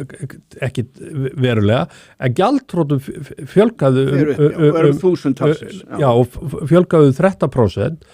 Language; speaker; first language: Icelandic; native; Icelandic